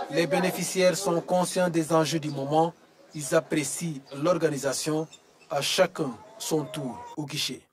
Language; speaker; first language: French; non-native, local second language; Wolof